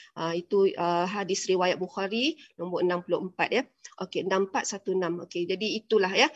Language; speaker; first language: Malay; native; Malay